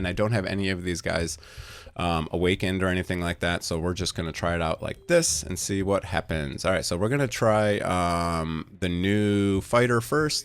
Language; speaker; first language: English; native; English